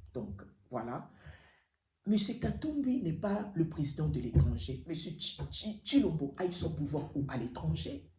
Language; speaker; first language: French; non-native, local second language; Lingala